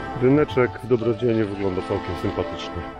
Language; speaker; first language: Polish; native; Polish